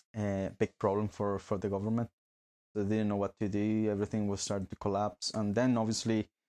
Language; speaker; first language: English; non-native, fluent; Spanish